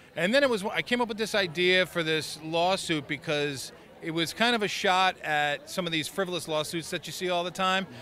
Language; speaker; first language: English; native; English